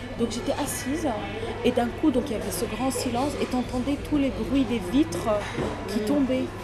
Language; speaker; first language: French; non-native, local second language; Arabic